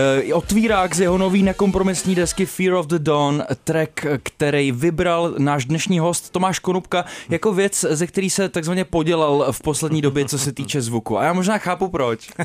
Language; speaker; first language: Czech; native; Czech